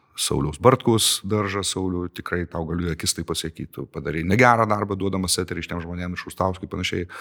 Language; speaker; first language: Lithuanian; native; Lithuanian